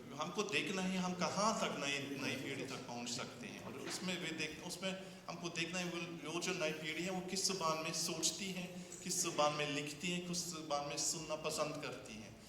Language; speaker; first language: Hindi; non-native, fluent; German